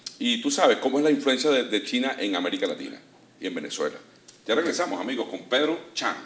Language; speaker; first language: Spanish; native; Spanish